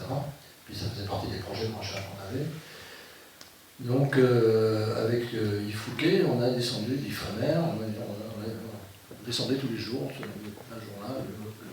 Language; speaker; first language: French; native; French